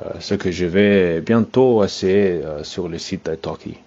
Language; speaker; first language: French; non-native, learner; English